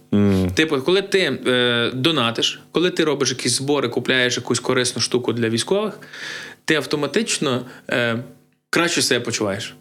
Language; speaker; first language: Ukrainian; native; Ukrainian